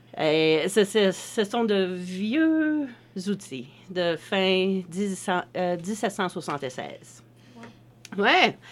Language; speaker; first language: French; native; French